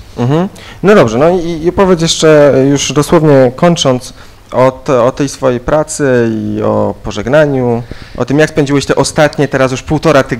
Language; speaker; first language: Polish; native; Polish